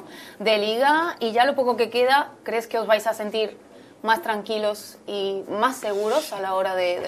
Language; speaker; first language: Spanish; native; Spanish